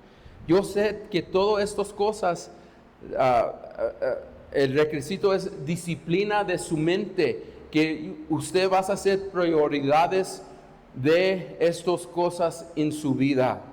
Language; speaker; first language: Spanish; non-native, fluent; English